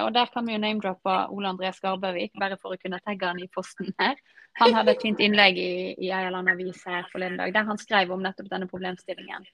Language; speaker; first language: Norwegian; native; Norwegian